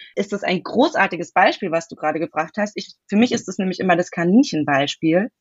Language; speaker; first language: German; native; German